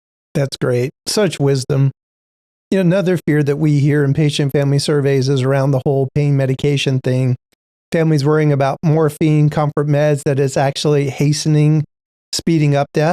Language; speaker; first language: English; native; English